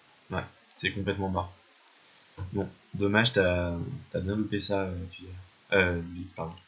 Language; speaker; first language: French; native; French